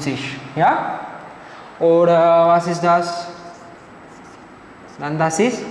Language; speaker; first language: German; non-native, fluent; Marathi